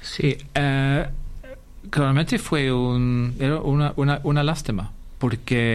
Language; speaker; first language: Spanish; non-native, fluent; English